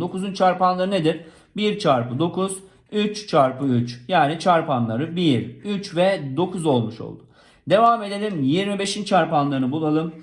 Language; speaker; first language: Turkish; native; Turkish